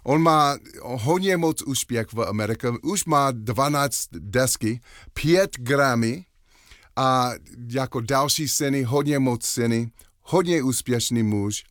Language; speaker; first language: Czech; non-native, learner; English